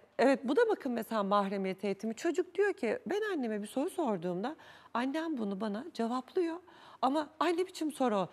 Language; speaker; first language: Turkish; native; Turkish